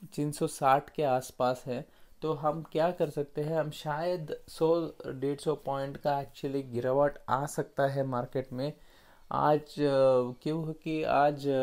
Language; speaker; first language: Hindi; non-native, local second language; Kannada